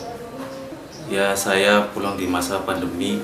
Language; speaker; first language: Indonesian; non-native, local second language; Javanese